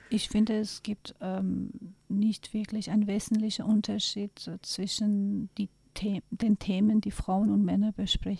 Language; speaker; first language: German; non-native, fluent; Persian